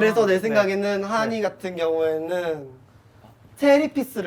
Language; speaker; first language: Korean; native; Korean